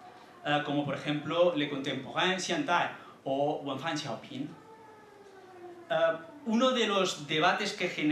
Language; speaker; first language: Spanish; native; Spanish